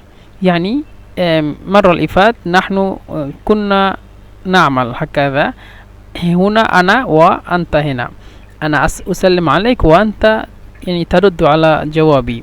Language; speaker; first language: Egyptian Arabic; non-native, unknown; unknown